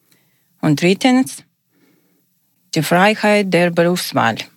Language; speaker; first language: German; non-native, learner; Ukrainian